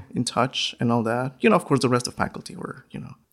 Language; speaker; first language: English; non-native, fluent; Spanish